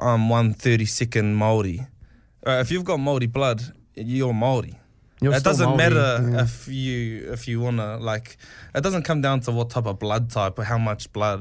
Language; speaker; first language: English; non-native, local second language; Māori